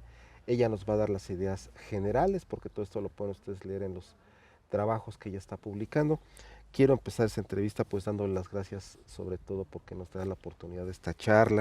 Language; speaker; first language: Spanish; native; Spanish